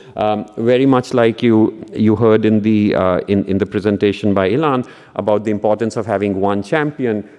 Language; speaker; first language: English; non-native, local second language; Punjabi